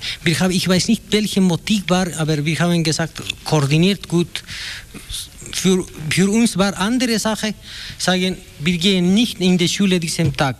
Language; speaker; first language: German; non-native, learner; Spanish